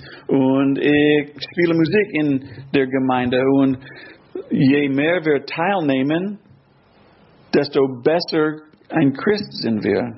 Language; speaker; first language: German; non-native, fluent; English